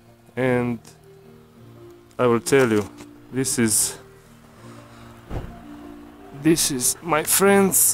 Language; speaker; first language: English; non-native, learner; Croatian